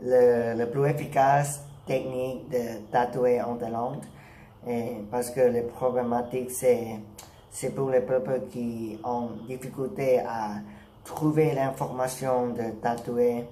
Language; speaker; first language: French; non-native, learner; Thai